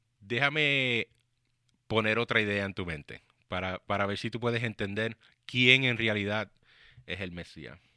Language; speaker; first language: Spanish; early bilingual, heritage; Spanish